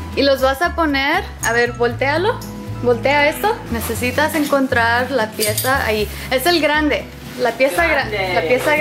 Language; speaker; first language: Spanish; early bilingual, heritage; English